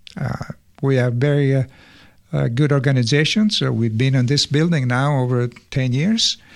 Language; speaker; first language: English; non-native, fluent; Italian